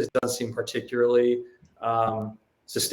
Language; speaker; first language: English; native; English